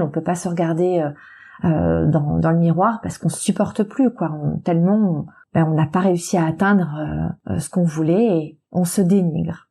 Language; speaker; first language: French; native; French